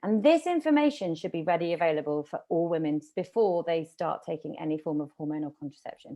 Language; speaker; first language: English; native; English